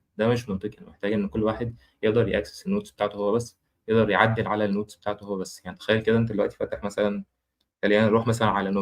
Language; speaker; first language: Arabic; native; Arabic